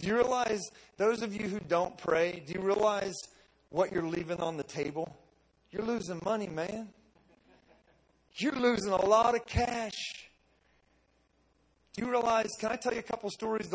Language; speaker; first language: English; native; English